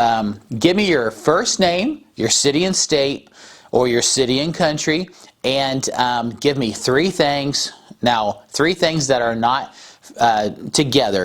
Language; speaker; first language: English; native; English